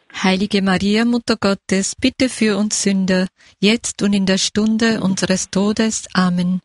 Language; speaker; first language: German; native; German